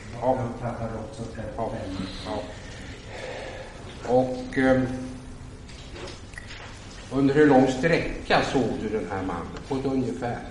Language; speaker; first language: Swedish; native; Swedish